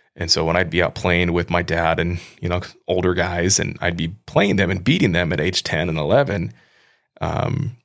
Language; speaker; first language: English; native; English